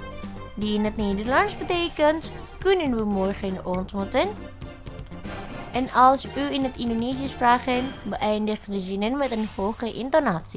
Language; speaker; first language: Dutch; non-native, fluent; Indonesian